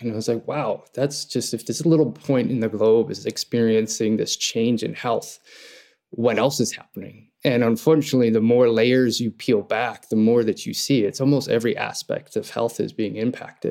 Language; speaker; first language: English; native; English